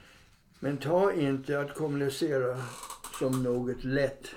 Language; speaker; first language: Swedish; non-native, fluent; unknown